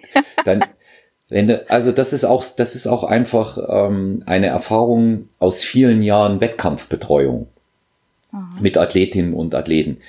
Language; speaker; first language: German; native; German